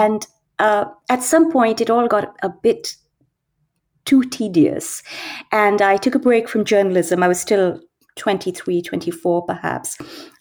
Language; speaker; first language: English; native; English